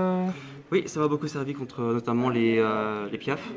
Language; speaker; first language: French; native; French